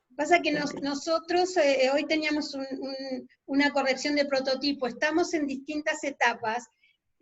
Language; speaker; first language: Spanish; native; Spanish